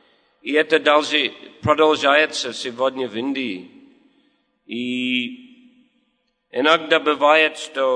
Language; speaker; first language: Russian; non-native, learner; English